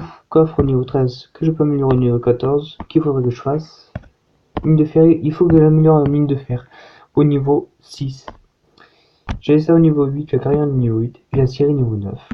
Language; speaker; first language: French; native; French